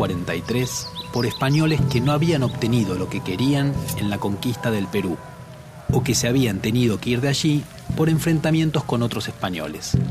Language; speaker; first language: Spanish; native; Spanish